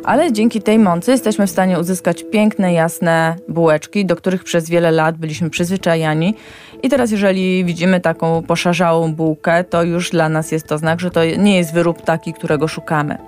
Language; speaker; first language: Polish; native; Polish